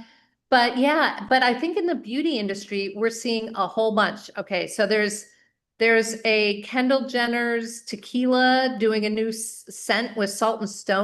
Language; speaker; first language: English; native; English